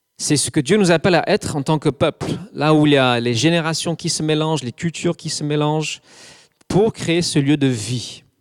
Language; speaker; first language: French; non-native, fluent; English